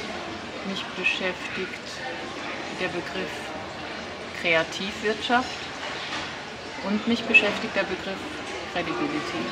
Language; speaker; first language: German; native; German